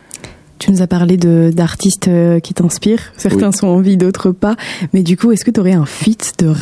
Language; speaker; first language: French; native; French